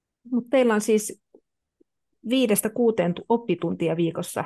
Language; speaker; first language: Finnish; native; Finnish